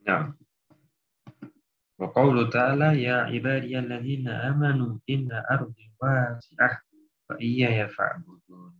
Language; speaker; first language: Arabic; non-native, fluent; Indonesian